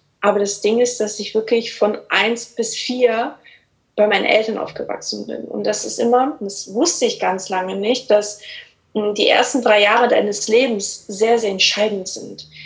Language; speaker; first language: German; early bilingual, other home language; Portuguese